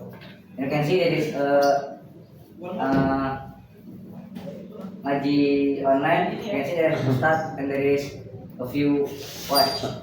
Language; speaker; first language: English; non-native, learner; Indonesian